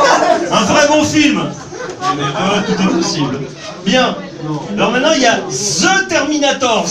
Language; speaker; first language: French; native; French